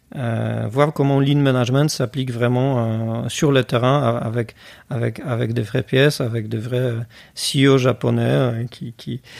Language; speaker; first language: French; non-native, fluent; Polish